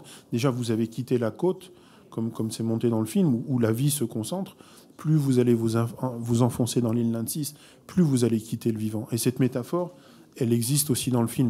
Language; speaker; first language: French; native; French